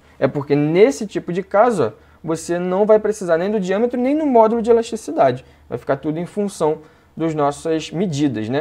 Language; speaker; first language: Portuguese; native; Portuguese